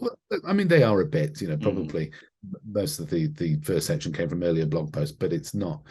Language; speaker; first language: English; native; English